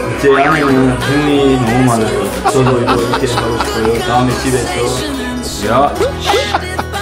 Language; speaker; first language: Korean; non-native, learner; Turkish